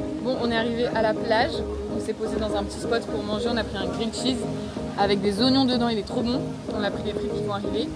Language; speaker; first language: French; native; French